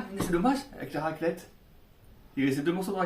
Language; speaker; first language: French; native; French